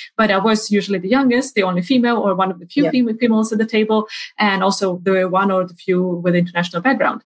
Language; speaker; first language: English; non-native, fluent; Ukrainian